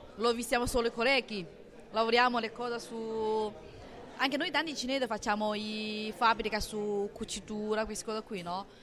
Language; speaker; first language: Italian; non-native, learner; Chinese